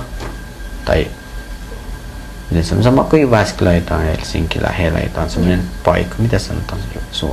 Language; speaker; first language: Finnish; non-native, learner; Persian